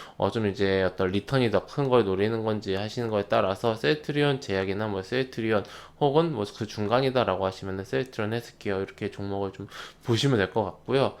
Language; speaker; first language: Korean; native; Korean